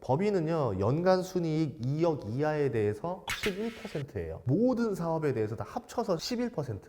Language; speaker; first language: Korean; native; Korean